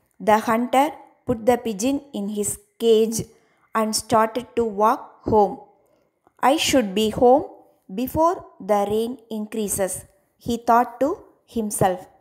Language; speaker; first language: English; non-native, local second language; Tamil